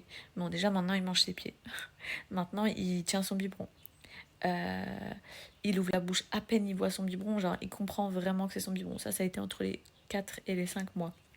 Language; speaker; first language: French; native; French